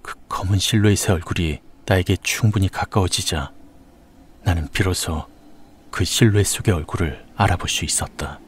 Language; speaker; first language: Korean; native; Korean